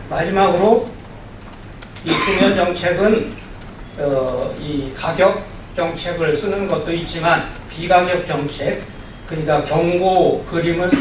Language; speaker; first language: Korean; native; Korean